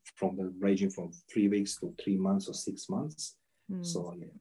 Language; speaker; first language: English; non-native, learner; Croatian